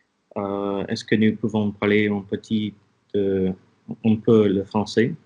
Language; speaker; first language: French; non-native, learner; English